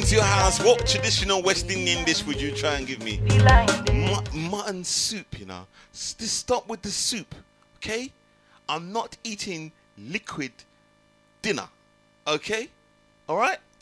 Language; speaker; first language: English; native; English